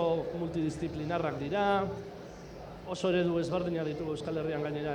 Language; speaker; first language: Basque; native; Basque